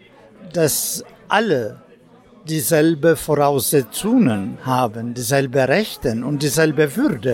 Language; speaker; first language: German; non-native, fluent; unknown